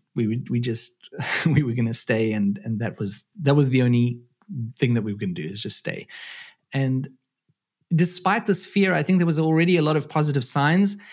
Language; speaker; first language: English; native; English